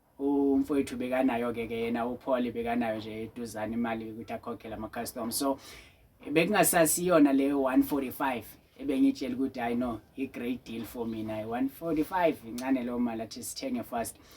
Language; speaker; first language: Zulu; non-native, local second language; Southern Sotho